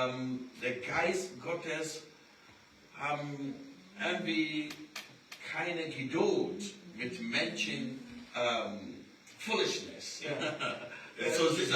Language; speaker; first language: German; non-native, learner; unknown